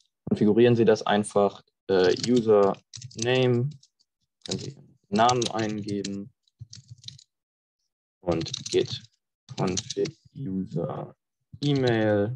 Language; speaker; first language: German; native; German